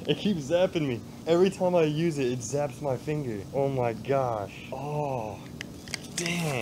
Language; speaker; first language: English; native; English